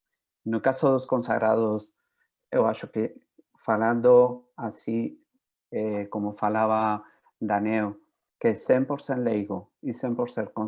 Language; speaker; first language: Portuguese; non-native, fluent; Spanish